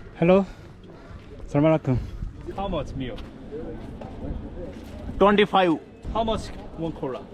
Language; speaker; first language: English; non-native, learner; Korean